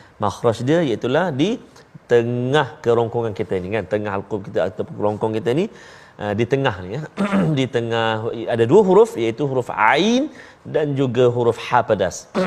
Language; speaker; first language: Malay; native; Malay